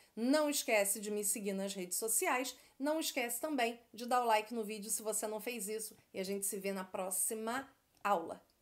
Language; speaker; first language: Portuguese; native; Portuguese